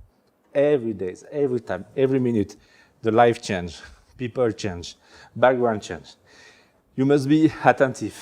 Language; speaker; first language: English; non-native, learner; French